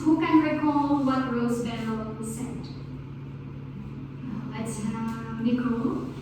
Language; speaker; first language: English; non-native, local second language; Filipino